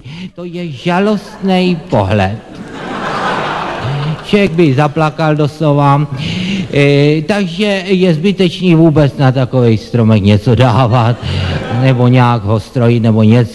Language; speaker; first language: Czech; native; Czech